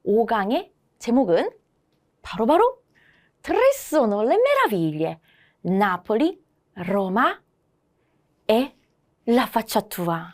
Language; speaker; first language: Italian; non-native, fluent; Korean